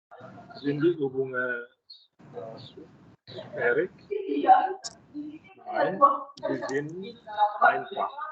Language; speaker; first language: German; non-native, learner; Indonesian